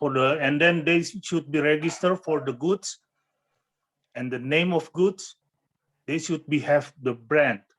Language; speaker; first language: English; non-native, fluent; Indonesian